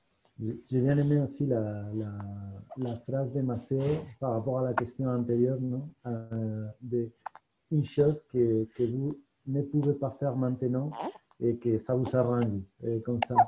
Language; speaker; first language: French; non-native, fluent; Spanish